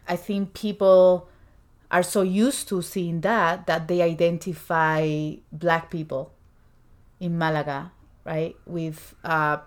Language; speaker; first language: English; non-native, fluent; Spanish